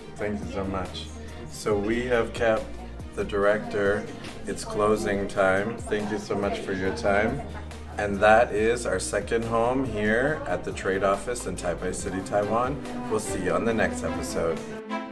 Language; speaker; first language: English; native; English